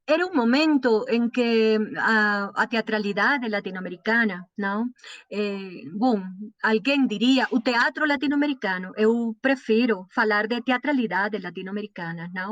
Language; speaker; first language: Portuguese; non-native, learner; Spanish